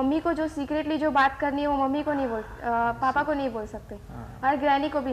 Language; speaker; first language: Hindi; native; Hindi